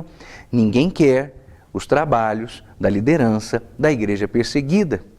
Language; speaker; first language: Portuguese; native; Portuguese